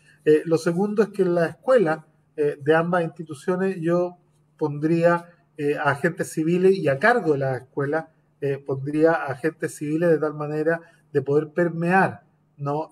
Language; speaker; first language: Spanish; native; Spanish